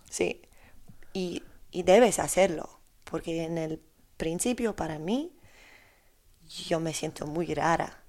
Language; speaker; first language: Spanish; non-native, learner; Polish